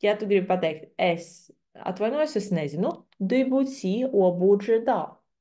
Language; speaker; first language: Latvian; non-native, fluent; Chinese